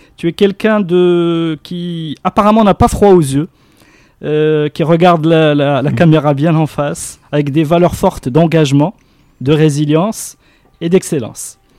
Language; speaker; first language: French; non-native, local second language; Arabic